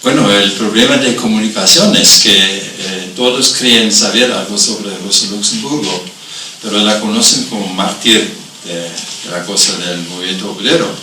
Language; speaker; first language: Spanish; non-native, fluent; German